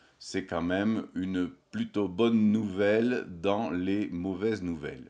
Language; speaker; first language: French; native; French